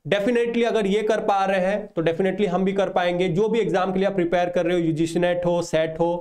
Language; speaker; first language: Hindi; non-native, local second language; Odia